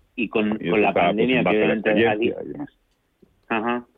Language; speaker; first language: Spanish; native; Spanish